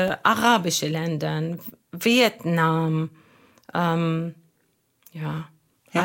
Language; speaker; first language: German; non-native, learner; Arabic